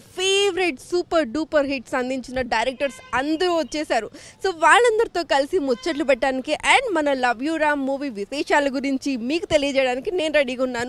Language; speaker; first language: Telugu; native; Telugu